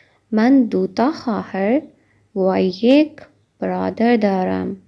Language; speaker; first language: Persian; non-native, fluent; Urdu